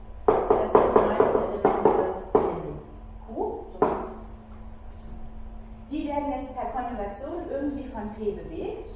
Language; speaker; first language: German; native; German